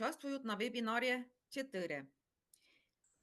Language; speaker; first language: Russian; non-native, fluent; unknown